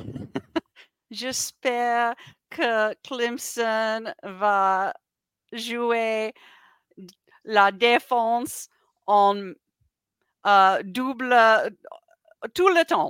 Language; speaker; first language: French; non-native, learner; English